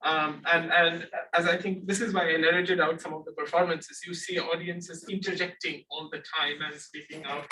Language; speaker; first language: English; non-native, local second language; Bangla